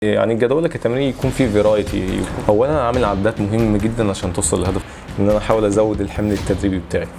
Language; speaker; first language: Arabic; native; Arabic